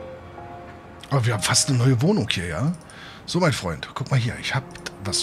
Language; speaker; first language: German; native; German